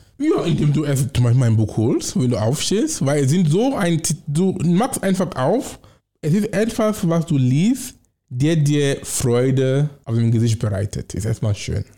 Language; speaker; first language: German; non-native, fluent; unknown